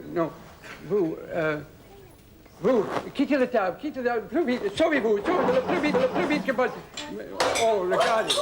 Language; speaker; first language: French; non-native, fluent; English